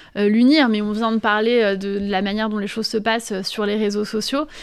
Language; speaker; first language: French; native; French